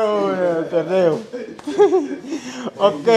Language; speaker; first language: Portuguese; non-native, learner; Vietnamese